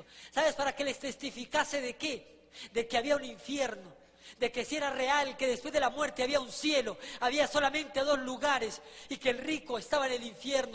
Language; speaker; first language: Spanish; native; Spanish